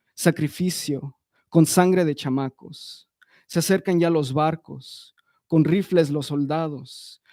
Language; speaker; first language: Spanish; early bilingual, other home language; English